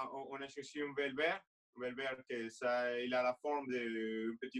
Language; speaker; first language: French; non-native, fluent; Spanish